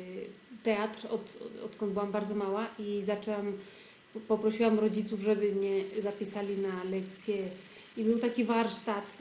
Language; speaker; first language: Polish; early bilingual, heritage; Polish